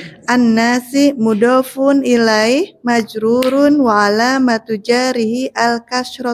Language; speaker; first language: Arabic; non-native, learner; Indonesian